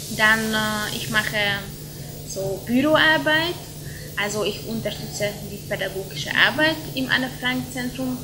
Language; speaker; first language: German; non-native, fluent; Hungarian